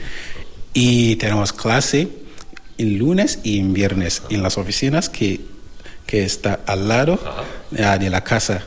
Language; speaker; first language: Spanish; non-native, learner; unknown